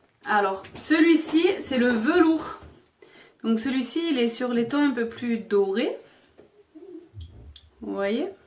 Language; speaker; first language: French; native; French